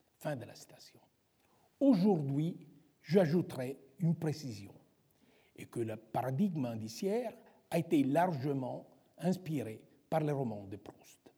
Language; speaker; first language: French; non-native, fluent; Italian